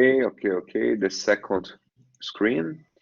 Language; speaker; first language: English; non-native, learner; Portuguese